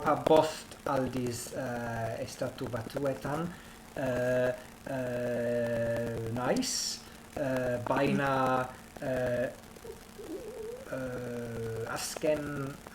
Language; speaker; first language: Basque; non-native, learner; English